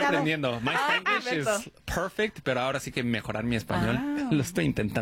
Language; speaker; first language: Spanish; early bilingual, heritage; Spanish